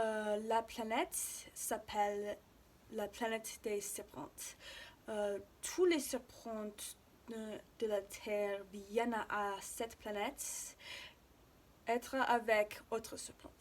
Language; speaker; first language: French; non-native, learner; English